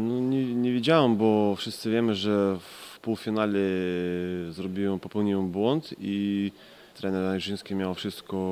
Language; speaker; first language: Polish; non-native, fluent; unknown